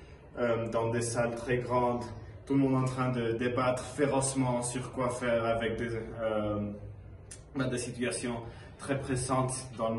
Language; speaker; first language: French; non-native, fluent; Spanish